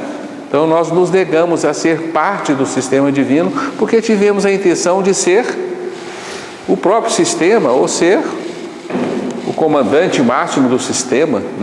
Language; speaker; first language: Portuguese; native; Portuguese